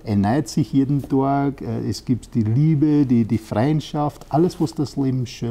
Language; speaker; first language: German; non-native, fluent; English